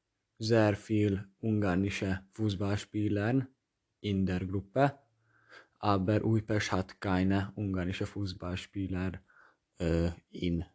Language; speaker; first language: German; non-native, learner; Hungarian